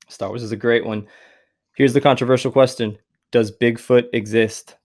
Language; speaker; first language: English; native; English